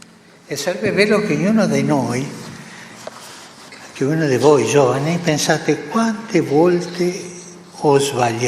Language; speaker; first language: Italian; non-native, fluent; Spanish